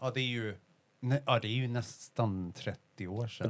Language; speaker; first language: Swedish; early bilingual, other home language; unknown